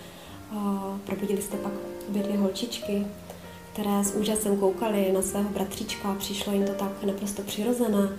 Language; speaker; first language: Czech; native; Czech